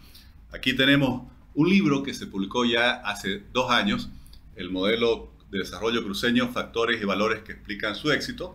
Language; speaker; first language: Spanish; native; Spanish